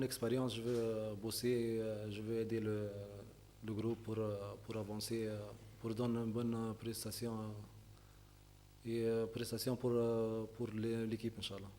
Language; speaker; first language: French; non-native, local second language; Arabic